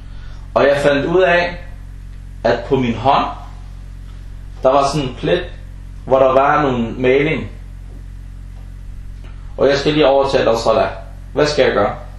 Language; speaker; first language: Danish; non-native, fluent; Arabic